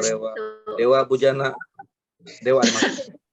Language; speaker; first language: Japanese; non-native, learner; Indonesian